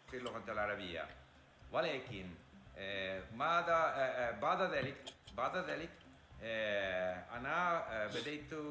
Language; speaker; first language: Arabic; non-native, learner; English